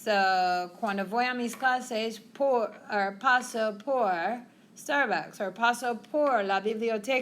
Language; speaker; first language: Spanish; non-native, fluent; English